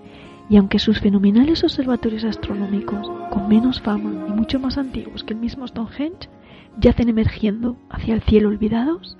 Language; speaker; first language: Spanish; native; Spanish